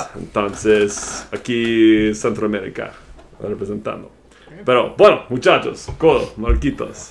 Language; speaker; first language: Spanish; non-native, fluent; English